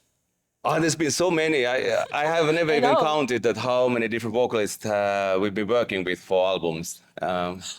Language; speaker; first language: English; non-native, fluent; Finnish